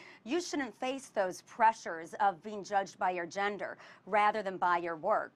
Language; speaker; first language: English; native; English